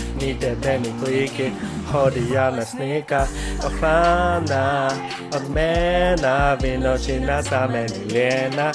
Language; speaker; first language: Ukrainian; non-native, learner; Chinese